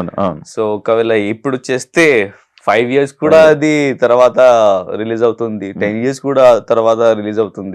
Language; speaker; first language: Telugu; non-native, learner; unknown